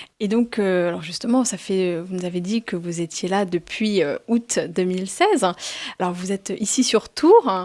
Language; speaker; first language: French; native; French